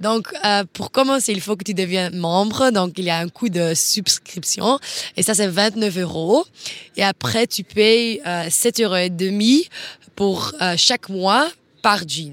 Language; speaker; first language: French; non-native, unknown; Dutch